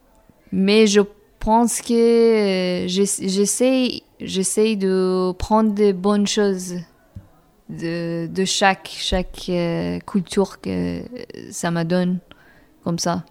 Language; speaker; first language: French; non-native, fluent; Persian